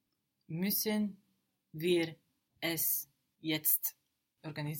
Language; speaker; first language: German; non-native, learner; English